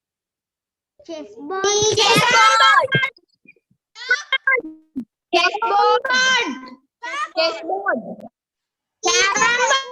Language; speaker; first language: English; non-native, learner; Sinhala